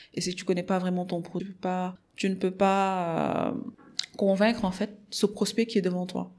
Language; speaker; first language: French; non-native, local second language; Wolof